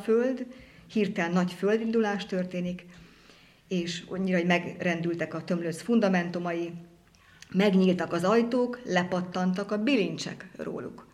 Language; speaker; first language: Hungarian; native; Hungarian